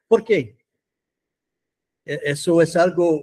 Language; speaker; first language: Spanish; non-native, fluent; English